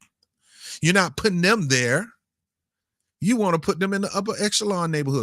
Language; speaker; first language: English; native; English